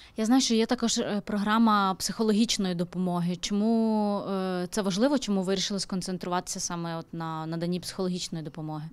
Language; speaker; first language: Ukrainian; native; Ukrainian